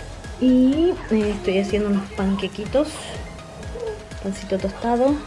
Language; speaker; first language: Spanish; native; Spanish